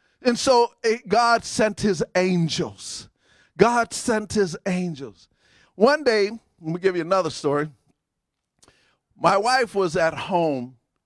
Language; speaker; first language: English; native; English